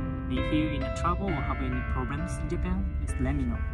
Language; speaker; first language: English; non-native, learner; Japanese